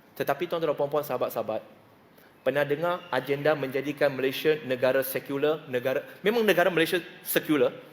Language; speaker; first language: Malay; non-native, local second language; Chinese